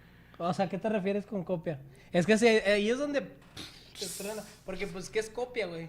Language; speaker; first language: Spanish; native; Spanish